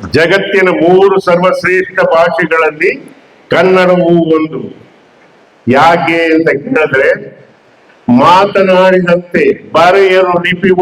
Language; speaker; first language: Kannada; native; Kannada